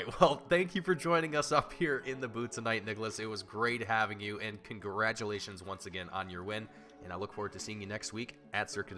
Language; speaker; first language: English; native; English